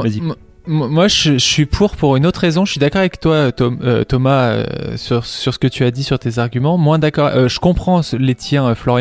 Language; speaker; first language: French; native; French